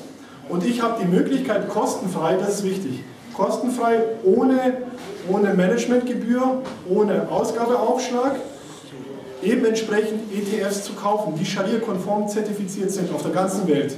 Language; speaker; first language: German; native; German